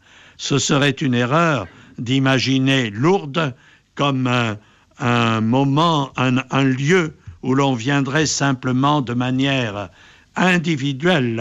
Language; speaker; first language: French; native; French